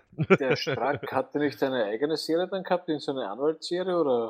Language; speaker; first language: German; native; German